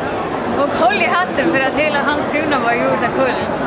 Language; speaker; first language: Swedish; non-native, fluent; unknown